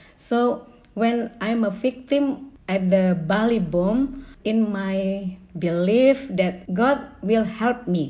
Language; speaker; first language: English; non-native, learner; Indonesian